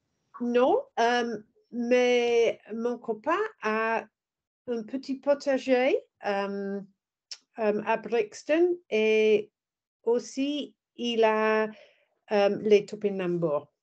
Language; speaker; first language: French; non-native, learner; English